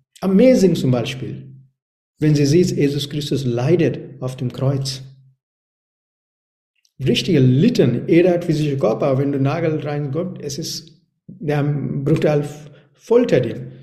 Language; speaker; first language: German; non-native, learner; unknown